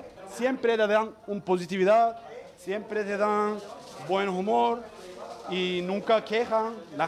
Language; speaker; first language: Spanish; non-native, learner; Turkish